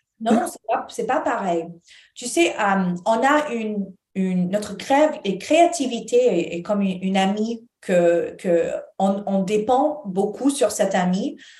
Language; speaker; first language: French; non-native, fluent; Arabic